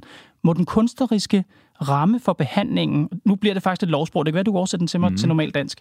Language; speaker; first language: Danish; native; Danish